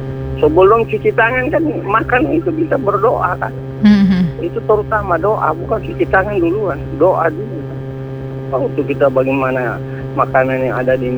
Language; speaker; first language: Indonesian; native; Indonesian